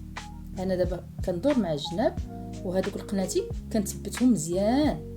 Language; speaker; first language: Arabic; native; Arabic